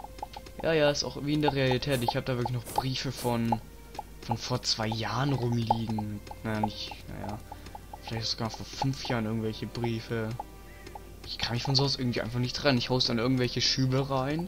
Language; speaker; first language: German; native; German